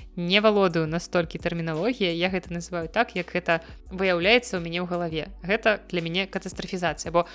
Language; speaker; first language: Belarusian; non-native, local second language; Russian